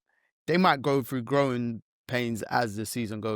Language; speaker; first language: English; native; English